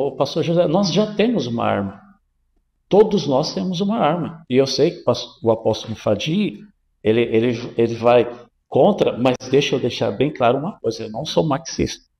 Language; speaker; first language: Portuguese; native; Portuguese